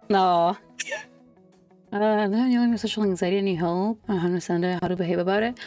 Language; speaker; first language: English; non-native, fluent; Italian